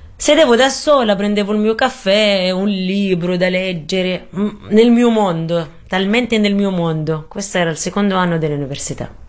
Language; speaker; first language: Italian; non-native, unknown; Arabic